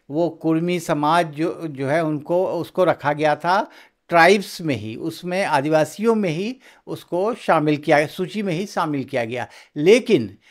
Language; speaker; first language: Hindi; native; Hindi